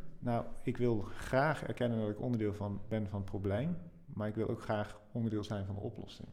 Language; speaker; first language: Dutch; native; Dutch